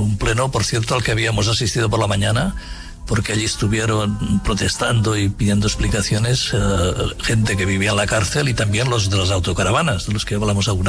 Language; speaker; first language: Spanish; native; Spanish